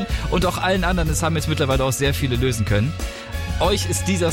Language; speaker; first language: German; native; German